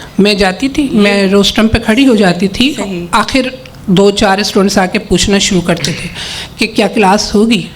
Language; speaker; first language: Urdu; native; Urdu